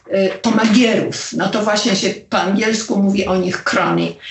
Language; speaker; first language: Polish; native; Polish